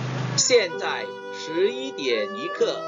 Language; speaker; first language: Chinese; non-native, fluent; Indonesian